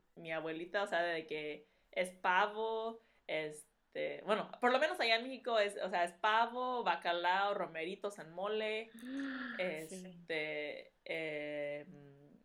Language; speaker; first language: Spanish; early bilingual, heritage; Spanish